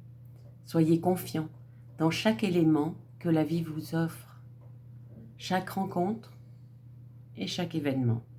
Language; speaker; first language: French; native; French